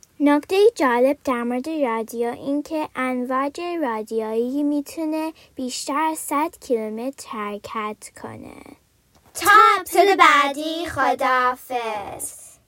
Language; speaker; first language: Persian; early bilingual, heritage; Persian